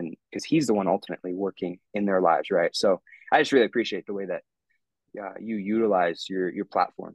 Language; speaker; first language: English; native; English